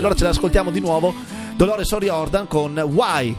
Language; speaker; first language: Italian; native; Italian